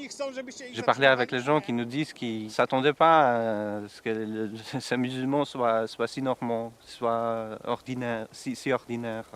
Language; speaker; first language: French; non-native, fluent; Polish